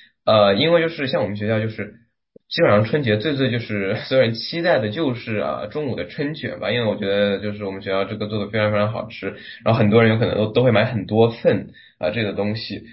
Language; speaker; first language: Chinese; early bilingual, other home language; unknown